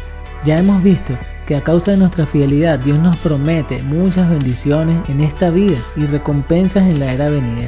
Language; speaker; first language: Spanish; native; Spanish